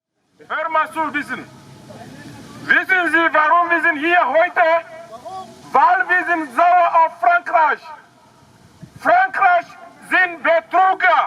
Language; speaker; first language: German; non-native, learner; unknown